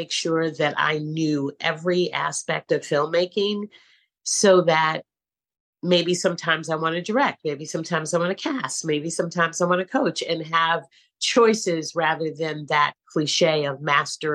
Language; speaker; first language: English; native; English